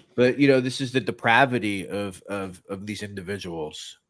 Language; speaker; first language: English; native; English